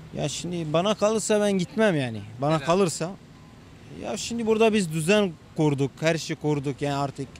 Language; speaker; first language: Turkish; early bilingual, other home language; Arabic